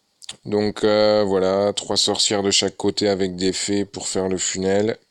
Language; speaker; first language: French; native; French